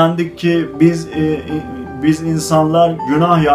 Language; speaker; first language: Turkish; non-native, fluent; Azerbaijani